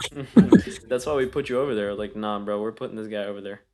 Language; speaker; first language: English; native; English